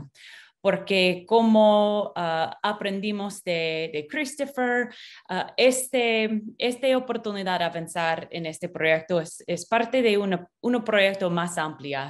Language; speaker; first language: Spanish; non-native, fluent; English